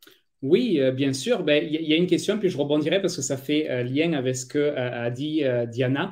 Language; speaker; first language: French; native; French